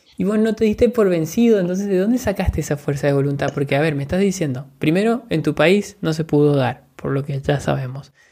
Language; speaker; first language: Spanish; native; Spanish